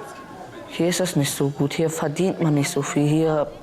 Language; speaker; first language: German; early bilingual, other home language; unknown